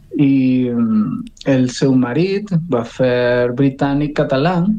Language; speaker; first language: Catalan; non-native, learner; Spanish